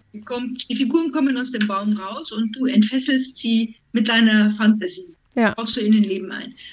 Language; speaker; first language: German; native; German